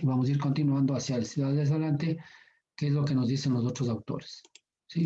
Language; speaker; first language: Spanish; native; Spanish